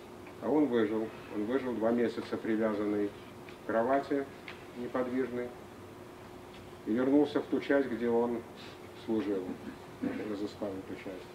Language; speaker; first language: Russian; native; Russian